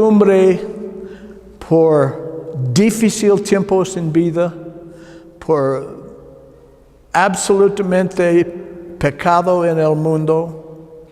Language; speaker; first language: Spanish; non-native, learner; English